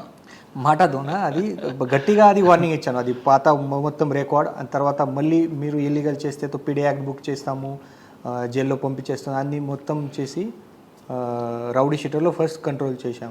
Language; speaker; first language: Telugu; non-native, fluent; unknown